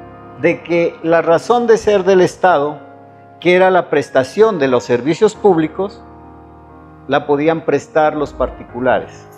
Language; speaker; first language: Spanish; native; Spanish